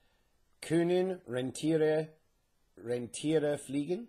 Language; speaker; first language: German; non-native, learner; English